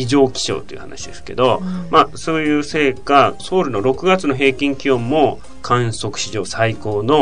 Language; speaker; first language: Japanese; native; Japanese